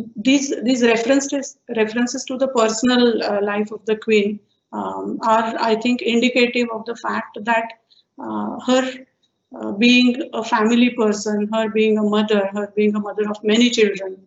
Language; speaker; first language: English; non-native, local second language; Marathi